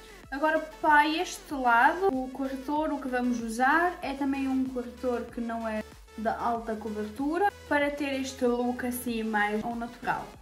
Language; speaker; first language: Portuguese; non-native, fluent; Serbian